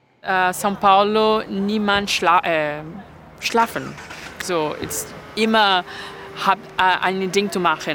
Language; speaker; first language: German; non-native, learner; Portuguese